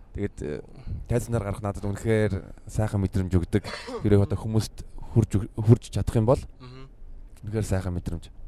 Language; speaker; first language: Mongolian; early bilingual, heritage; Mongolian